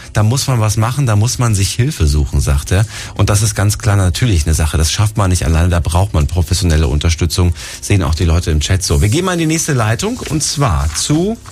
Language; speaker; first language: German; native; German